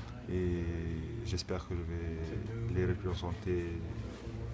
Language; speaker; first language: French; non-native, local second language; Arabic